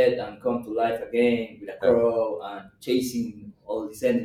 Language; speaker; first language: English; non-native, fluent; Spanish